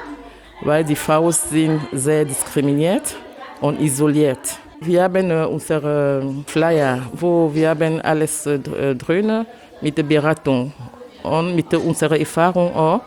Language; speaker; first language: German; non-native, learner; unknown